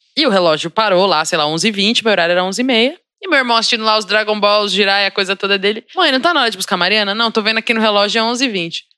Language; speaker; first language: Portuguese; native; Portuguese